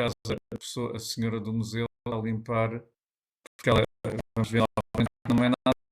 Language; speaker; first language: Portuguese; native; Portuguese